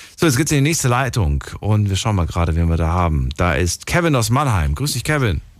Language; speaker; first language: German; native; German